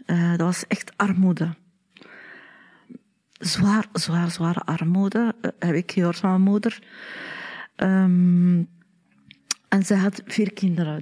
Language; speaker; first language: Dutch; non-native, learner; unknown